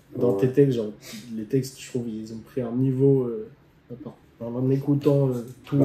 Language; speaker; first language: French; native; French